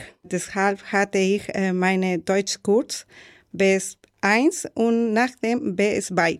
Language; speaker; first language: German; non-native, learner; Spanish